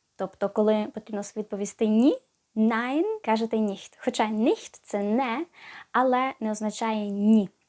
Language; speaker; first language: Ukrainian; native; Ukrainian